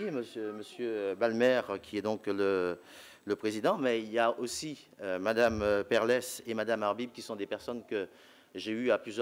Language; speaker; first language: French; native; French